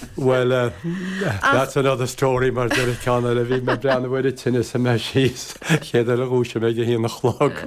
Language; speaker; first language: Irish; native; Irish